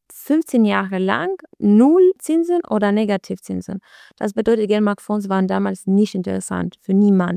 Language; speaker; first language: German; non-native, learner; Albanian